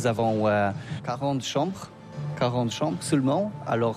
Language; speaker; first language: French; non-native, learner; Polish